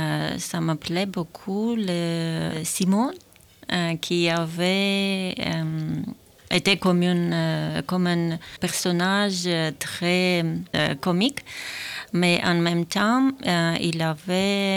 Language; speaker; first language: French; non-native, learner; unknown